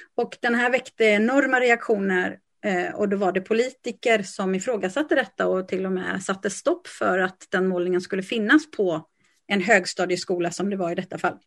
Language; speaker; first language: Swedish; native; Swedish